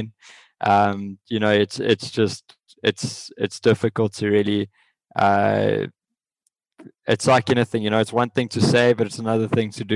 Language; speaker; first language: English; native; English